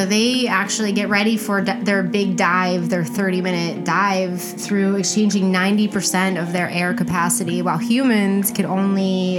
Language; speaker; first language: English; native; English